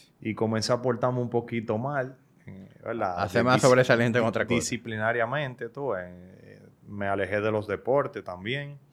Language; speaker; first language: Spanish; native; Spanish